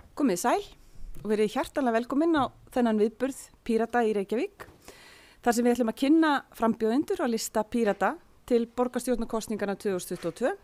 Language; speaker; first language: Icelandic; native; Icelandic